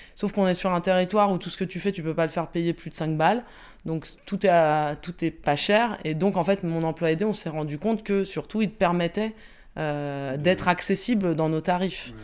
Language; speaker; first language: French; native; French